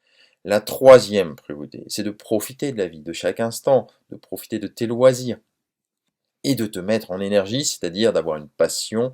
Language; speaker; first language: French; native; French